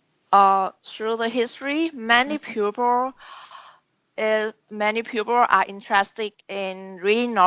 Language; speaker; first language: English; non-native, learner; Vietnamese